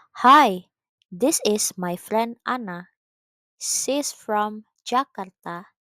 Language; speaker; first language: English; non-native, fluent; Indonesian